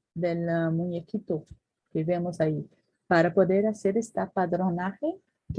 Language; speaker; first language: Spanish; non-native, learner; Portuguese